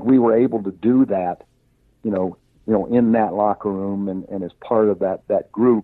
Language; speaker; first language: English; native; English